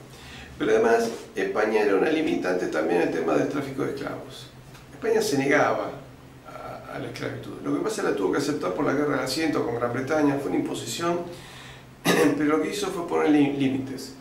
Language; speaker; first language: Spanish; native; Spanish